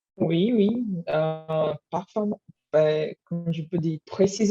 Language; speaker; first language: French; non-native, learner; Portuguese